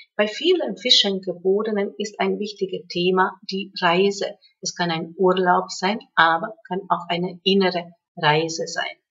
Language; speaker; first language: German; non-native, fluent; Hungarian